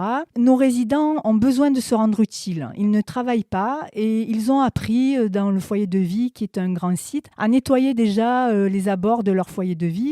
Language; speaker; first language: French; native; French